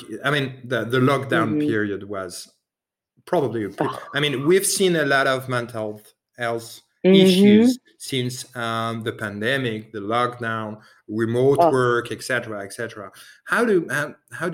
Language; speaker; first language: English; non-native, fluent; French